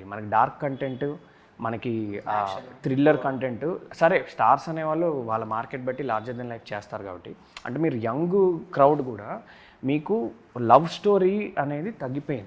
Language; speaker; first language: Telugu; native; Telugu